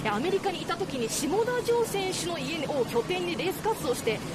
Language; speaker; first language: Japanese; native; Japanese